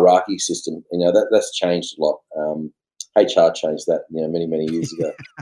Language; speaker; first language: English; native; English